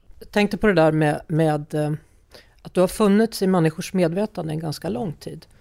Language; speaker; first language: Swedish; native; Swedish